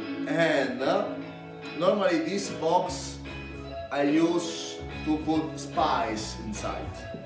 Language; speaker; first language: English; non-native, learner; Italian